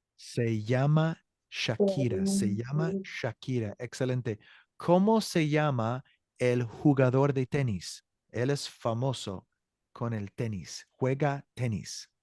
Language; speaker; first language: Spanish; non-native, fluent; English